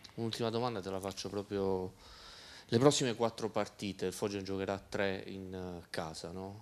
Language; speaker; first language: Italian; native; Italian